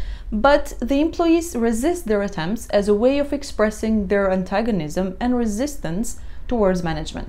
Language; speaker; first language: English; non-native, fluent; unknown